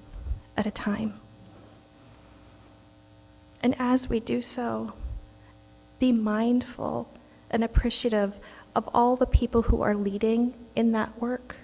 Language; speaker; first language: English; native; English